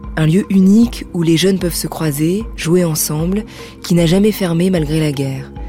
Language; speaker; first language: French; native; French